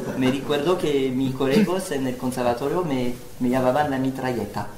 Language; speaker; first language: Spanish; non-native, learner; French